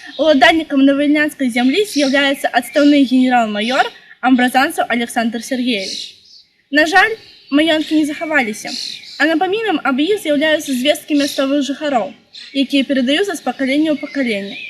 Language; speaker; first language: Belarusian; native; Belarusian